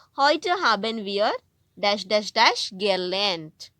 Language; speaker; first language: German; non-native, fluent; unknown